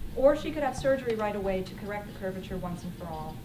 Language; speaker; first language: English; native; English